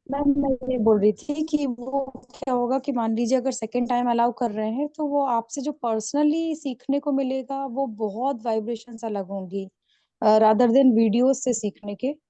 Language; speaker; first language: Hindi; native; Hindi